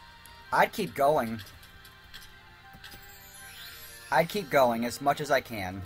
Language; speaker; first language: English; native; English